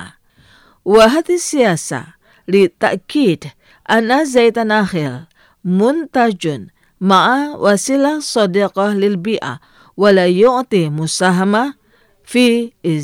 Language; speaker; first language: Arabic; non-native, fluent; Indonesian